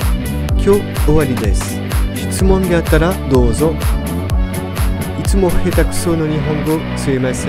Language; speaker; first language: Japanese; non-native, learner; French